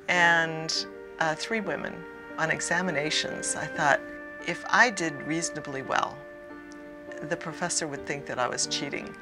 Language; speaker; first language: English; native; English